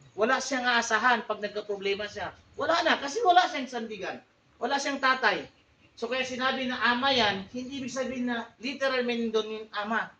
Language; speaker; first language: Filipino; non-native, local second language; Tausug